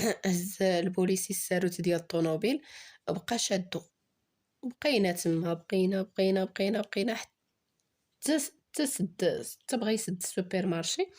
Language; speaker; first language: Arabic; native; Arabic